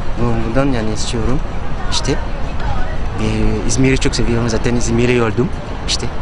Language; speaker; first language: Turkish; non-native, learner; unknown